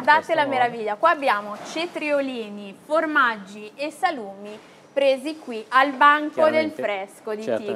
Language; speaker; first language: Italian; native; Italian